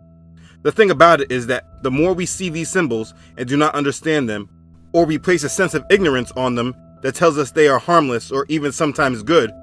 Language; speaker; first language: English; native; English